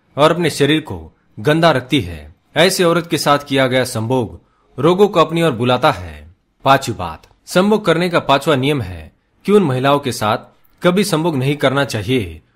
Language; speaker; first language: Hindi; native; Hindi